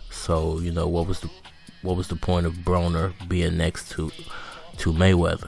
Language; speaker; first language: English; native; English